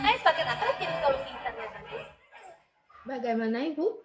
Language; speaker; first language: Indonesian; non-native, fluent; Malagasy